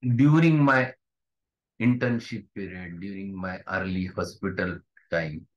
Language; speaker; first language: English; non-native, local second language; Marathi